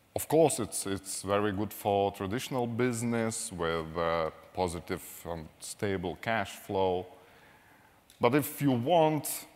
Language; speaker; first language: English; non-native, fluent; Lithuanian